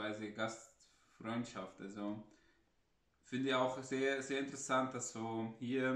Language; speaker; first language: German; non-native, fluent; Arabic